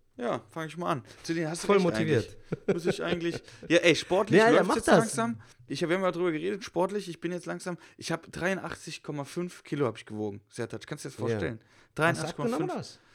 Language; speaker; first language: German; native; German